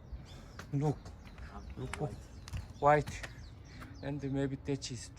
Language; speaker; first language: English; non-native, learner; Korean